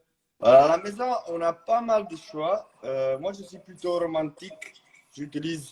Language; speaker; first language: French; non-native, fluent; Italian